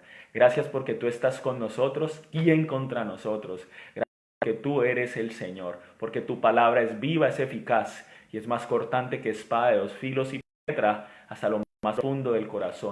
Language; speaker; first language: Spanish; native; Spanish